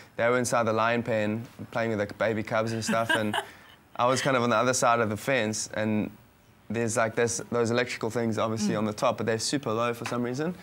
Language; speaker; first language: English; native; English